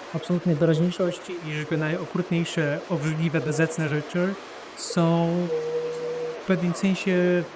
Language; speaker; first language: Polish; native; Polish